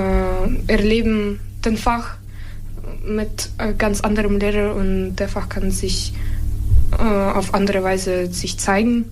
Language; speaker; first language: German; non-native, fluent; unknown